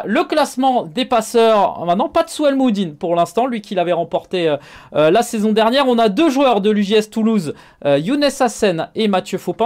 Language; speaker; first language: French; native; French